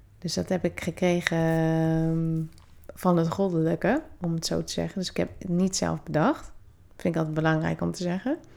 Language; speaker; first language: Dutch; native; Dutch